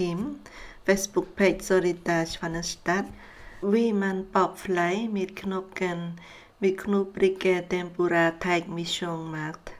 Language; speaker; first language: German; non-native, learner; Khmer